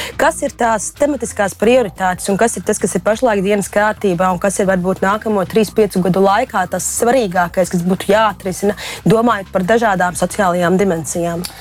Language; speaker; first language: Latvian; native; Latvian